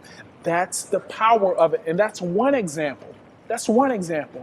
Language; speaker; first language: English; native; English